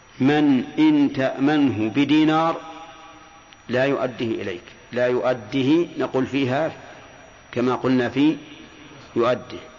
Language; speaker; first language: Arabic; native; Arabic